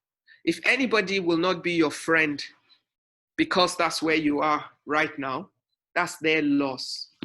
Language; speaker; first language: English; non-native, local second language; Yoruba